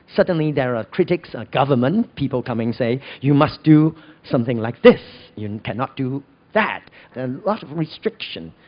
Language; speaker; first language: English; non-native, local second language; Cantonese